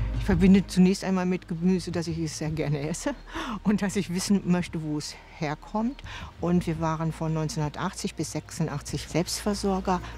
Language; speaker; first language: German; native; German